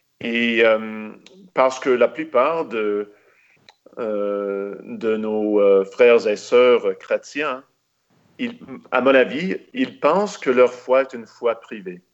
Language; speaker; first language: French; non-native, local second language; English